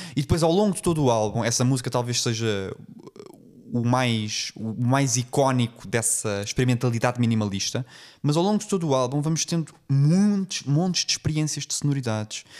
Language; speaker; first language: Portuguese; native; Portuguese